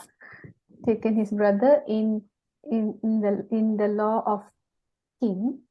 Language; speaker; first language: English; non-native, local second language; Malay